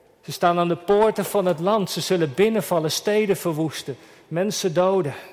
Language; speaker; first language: Dutch; native; Dutch